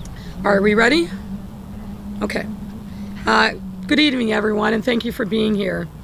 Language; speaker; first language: English; native; English